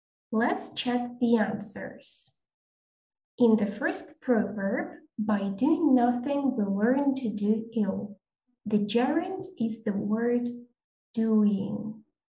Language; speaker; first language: English; non-native, fluent; Russian